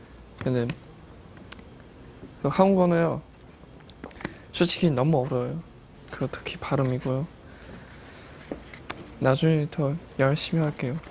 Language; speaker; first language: Korean; non-native, learner; Chinese